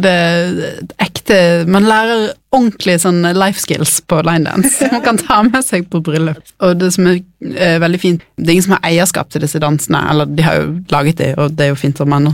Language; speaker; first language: Norwegian; native; Norwegian